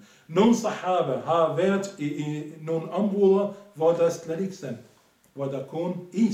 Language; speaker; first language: Danish; non-native, fluent; Arabic